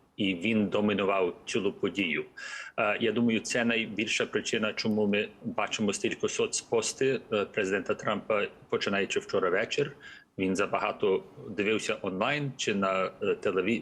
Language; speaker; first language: Ukrainian; early bilingual, heritage; English